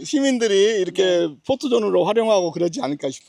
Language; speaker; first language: Korean; native; Korean